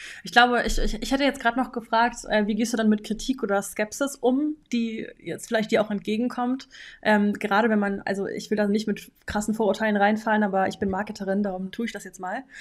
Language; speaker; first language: German; native; German